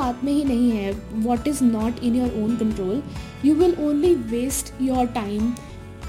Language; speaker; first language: English; non-native, local second language; Hindi